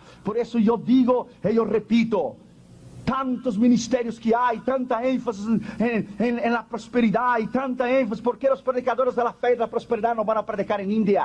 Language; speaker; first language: Spanish; non-native, fluent; Portuguese